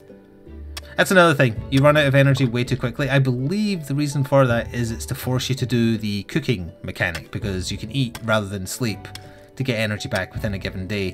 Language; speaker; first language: English; native; English